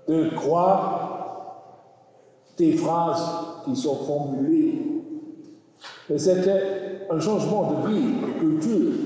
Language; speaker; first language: French; non-native, learner; German